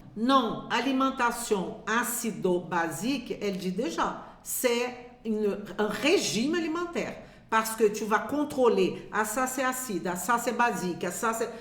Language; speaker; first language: French; non-native, fluent; Portuguese